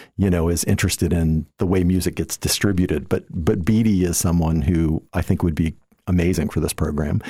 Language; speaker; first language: English; native; English